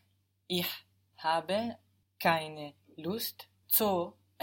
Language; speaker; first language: German; non-native, learner; English